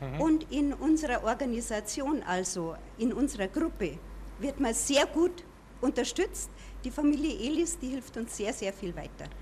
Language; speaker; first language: German; native; German